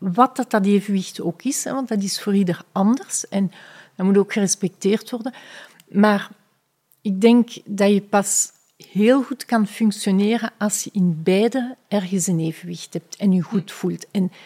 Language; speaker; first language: Dutch; native; Dutch